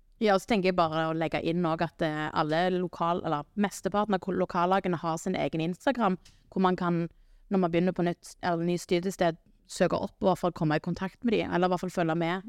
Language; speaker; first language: Norwegian; native; Norwegian